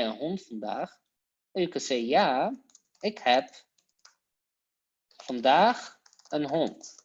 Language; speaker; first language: Dutch; non-native, fluent; Polish